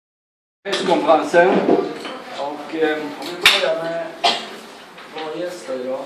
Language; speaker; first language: Swedish; native; Swedish